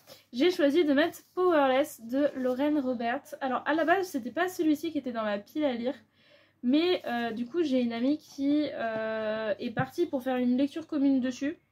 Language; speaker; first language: French; native; French